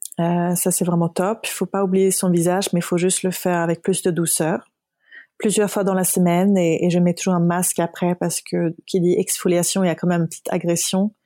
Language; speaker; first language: French; non-native, fluent; Swedish